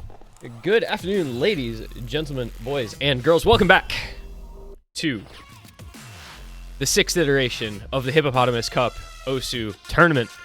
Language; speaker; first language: English; native; English